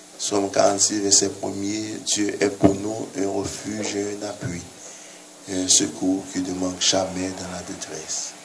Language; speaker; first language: French; non-native, local second language; Haitian Creole